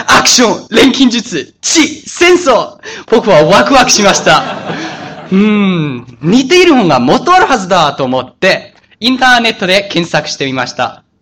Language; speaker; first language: Japanese; non-native, fluent; English